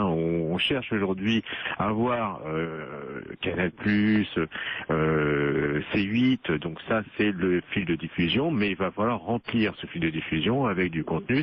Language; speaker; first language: French; native; French